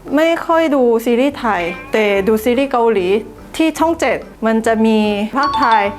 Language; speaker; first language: Thai; non-native, fluent; Korean